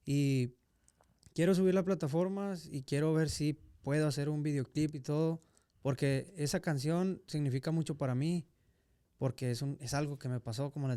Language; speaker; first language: Spanish; native; Spanish